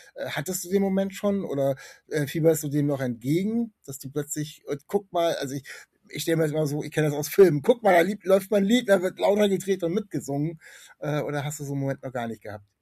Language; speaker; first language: German; native; German